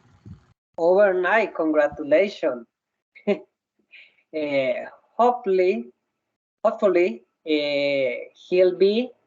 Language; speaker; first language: English; non-native, learner; Spanish